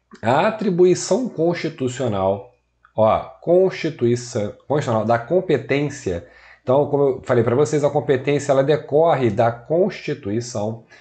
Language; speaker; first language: Portuguese; native; Portuguese